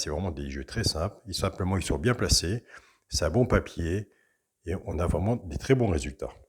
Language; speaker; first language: French; native; French